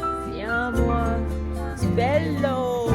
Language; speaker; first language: Italian; non-native, learner; Japanese